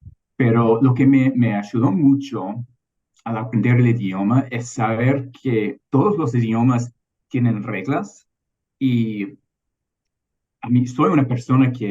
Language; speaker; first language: Spanish; non-native, fluent; English